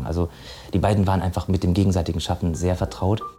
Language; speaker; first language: German; native; German